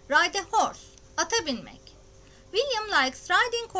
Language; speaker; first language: English; non-native, fluent; Turkish